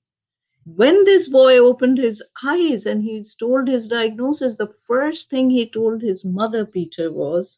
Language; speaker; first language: English; non-native, local second language; Urdu